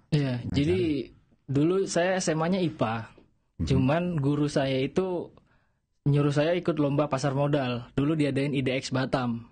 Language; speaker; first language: Indonesian; native; Indonesian